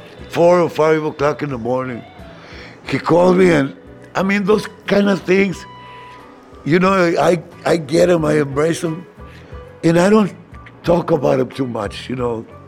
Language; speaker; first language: English; non-native, fluent; Spanish